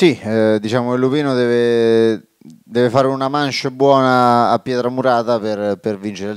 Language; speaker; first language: Italian; native; Italian